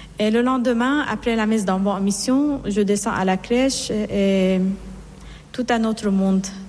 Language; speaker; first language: French; non-native, fluent; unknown